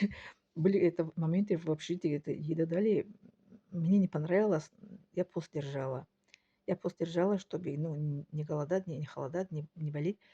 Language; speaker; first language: Russian; non-native, local second language; Tajik